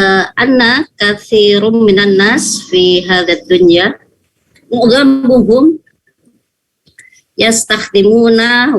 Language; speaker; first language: Arabic; non-native, fluent; Indonesian